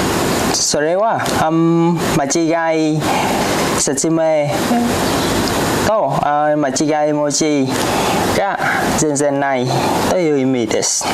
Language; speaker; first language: Japanese; non-native, learner; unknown